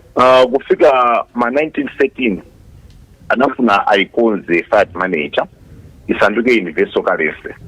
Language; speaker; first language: Nyanja; native; Nyanja